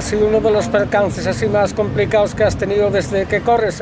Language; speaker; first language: Spanish; native; Spanish